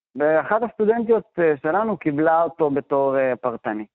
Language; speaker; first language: Hebrew; native; Hebrew